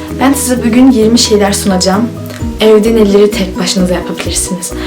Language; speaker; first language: Turkish; early bilingual, heritage; Turkish